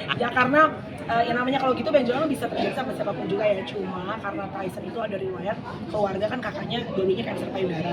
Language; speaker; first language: Indonesian; native; Indonesian